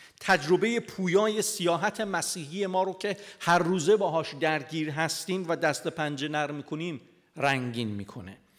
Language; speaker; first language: Persian; non-native, local second language; Armenian